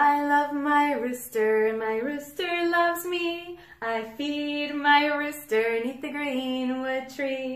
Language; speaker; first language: English; native; English